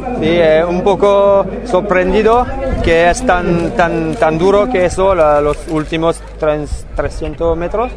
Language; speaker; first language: Spanish; non-native, learner; French